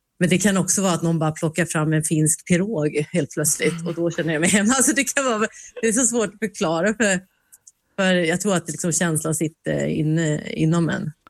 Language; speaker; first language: Swedish; early bilingual, other home language; Finnish